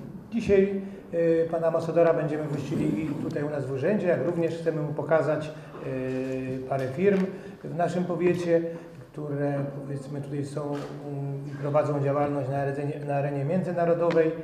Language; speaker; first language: Polish; native; Polish